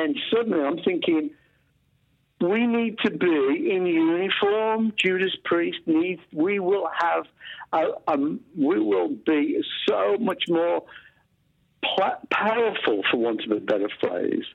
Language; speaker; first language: English; native; English